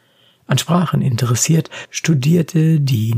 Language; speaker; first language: German; native; German